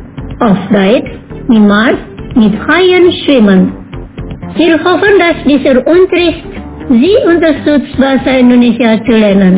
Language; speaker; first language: German; non-native, learner; Indonesian